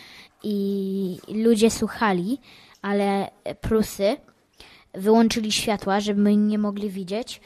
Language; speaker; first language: Polish; early bilingual, heritage; English